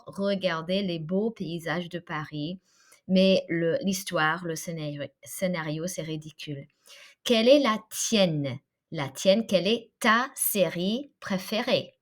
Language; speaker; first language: French; non-native, fluent; English